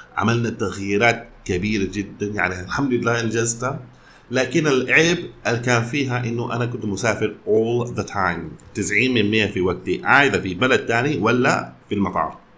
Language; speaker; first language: Arabic; early bilingual, heritage; Arabic